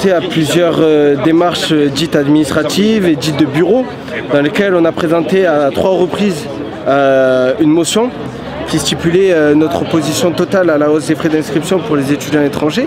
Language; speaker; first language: French; native; French